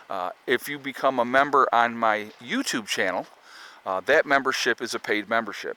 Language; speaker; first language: English; native; English